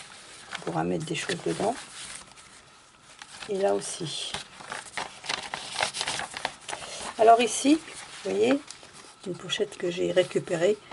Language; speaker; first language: French; native; French